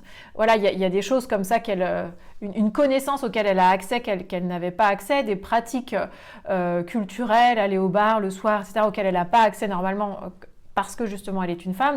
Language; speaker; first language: French; native; French